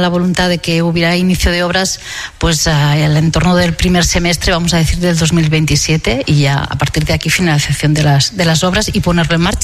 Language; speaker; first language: Spanish; non-native, local second language; Catalan